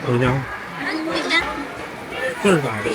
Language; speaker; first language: Chinese; native; Chinese